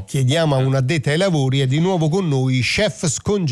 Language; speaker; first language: Italian; native; Italian